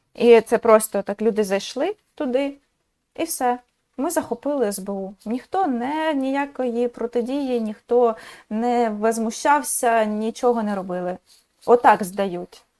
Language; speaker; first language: Ukrainian; native; Ukrainian